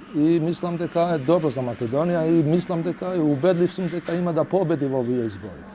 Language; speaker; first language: Macedonian; non-native, local second language; Albanian